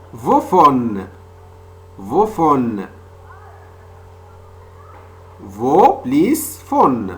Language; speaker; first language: German; non-native, fluent; French